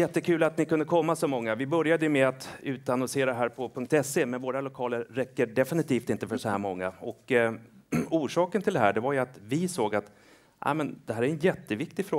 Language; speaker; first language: Swedish; native; Swedish